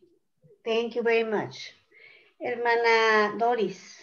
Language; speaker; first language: English; non-native, fluent; Spanish